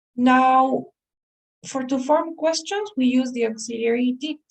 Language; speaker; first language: English; non-native, fluent; Spanish